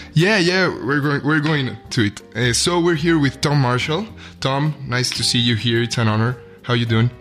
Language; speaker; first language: English; non-native, fluent; Spanish